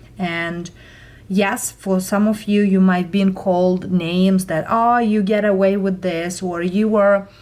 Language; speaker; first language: English; non-native, fluent; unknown